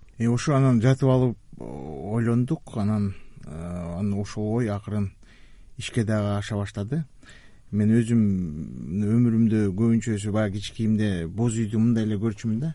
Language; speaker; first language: Kyrgyz; native; Kyrgyz